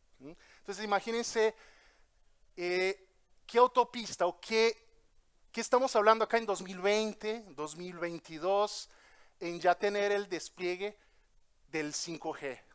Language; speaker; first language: Spanish; early bilingual, heritage; Portuguese